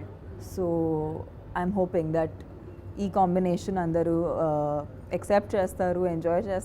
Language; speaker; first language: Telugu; non-native, fluent; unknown